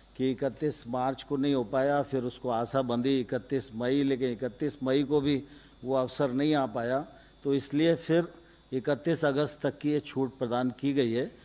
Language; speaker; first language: Hindi; native; Hindi